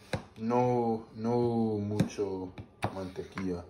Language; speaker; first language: Spanish; non-native, learner; English